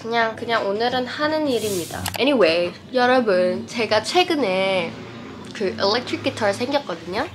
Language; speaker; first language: Korean; non-native, fluent; English